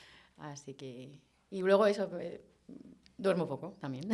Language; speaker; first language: Spanish; native; Spanish